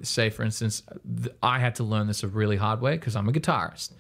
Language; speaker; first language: English; native; English